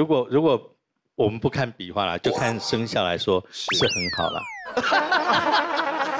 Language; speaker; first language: Chinese; native; Chinese